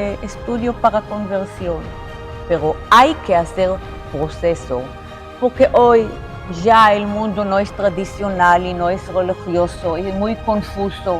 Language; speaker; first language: Spanish; non-native, fluent; Hebrew